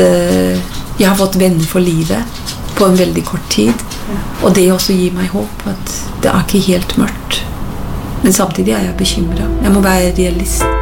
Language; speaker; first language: Norwegian; non-native, fluent; English